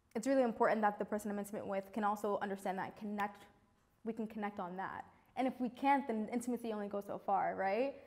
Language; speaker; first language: English; native; English